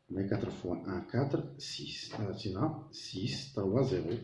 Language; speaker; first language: French; non-native, local second language; Arabic